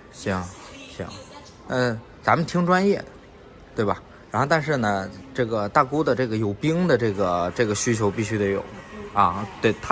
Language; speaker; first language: Chinese; native; Chinese